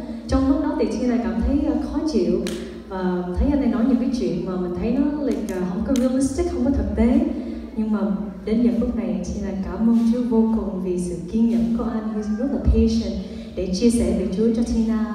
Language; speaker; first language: Vietnamese; early bilingual, heritage; Vietnamese